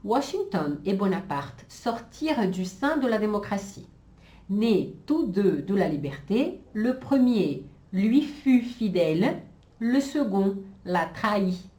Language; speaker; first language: French; non-native, fluent; Portuguese